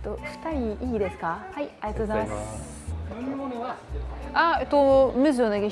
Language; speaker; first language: Japanese; non-native, learner; French